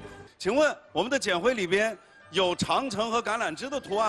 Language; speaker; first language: Chinese; native; Chinese